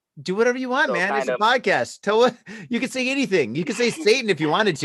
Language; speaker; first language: English; native; English